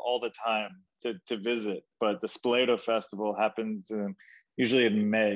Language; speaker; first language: English; native; English